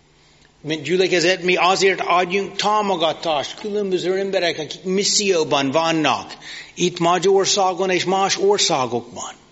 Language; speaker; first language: Hungarian; non-native, fluent; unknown